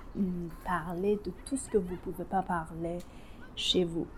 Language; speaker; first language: French; non-native, fluent; Persian